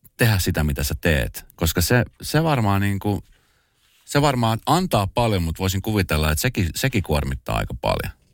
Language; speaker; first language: Finnish; early bilingual, other home language; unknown